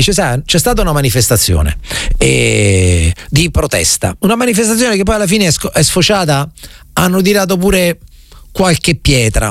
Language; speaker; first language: Italian; native; Italian